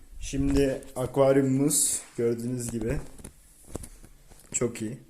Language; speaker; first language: Turkish; native; Turkish